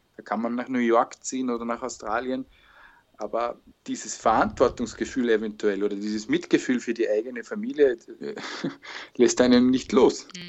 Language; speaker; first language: German; native; German